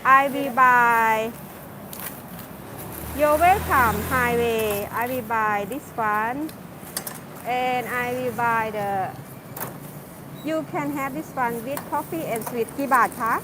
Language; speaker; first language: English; non-native, learner; Thai